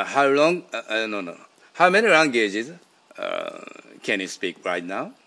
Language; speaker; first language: English; non-native, learner; Japanese